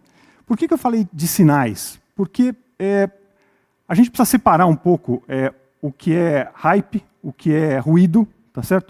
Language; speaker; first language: Portuguese; native; Portuguese